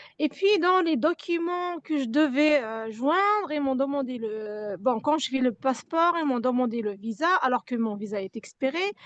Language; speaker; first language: French; non-native, local second language; Arabic